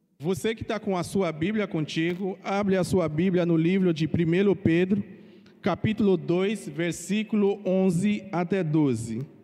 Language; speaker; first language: Portuguese; non-native, fluent; Haitian Creole